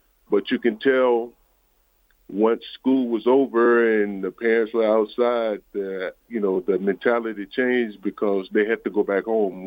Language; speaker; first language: English; native; English